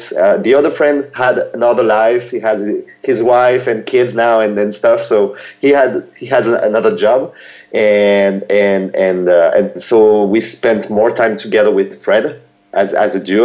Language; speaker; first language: English; non-native, fluent; French